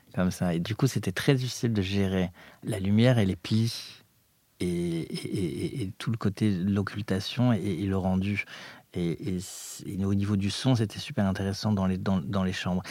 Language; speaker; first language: French; native; French